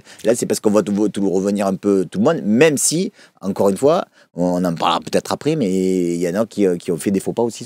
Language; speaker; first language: French; native; French